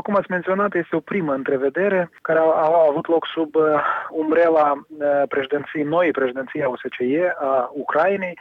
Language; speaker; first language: Romanian; native; Romanian